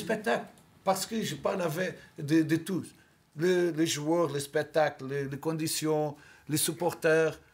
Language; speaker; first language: French; non-native, learner; Portuguese